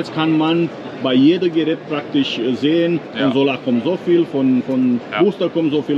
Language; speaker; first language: German; non-native, fluent; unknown